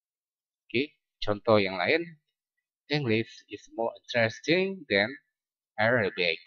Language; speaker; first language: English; non-native, fluent; Indonesian